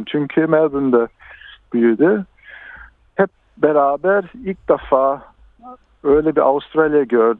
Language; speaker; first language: Turkish; early bilingual, heritage; Turkish